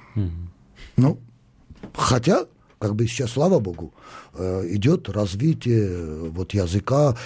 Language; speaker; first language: Russian; non-native, local second language; Armenian